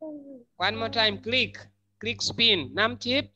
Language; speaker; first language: English; non-native, fluent; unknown